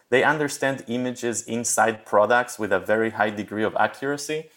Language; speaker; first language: English; early bilingual, other home language; Spanish